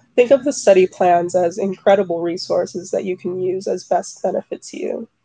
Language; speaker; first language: English; native; English